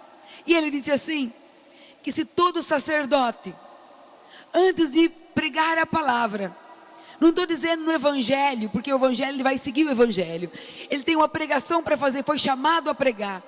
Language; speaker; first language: Portuguese; native; Portuguese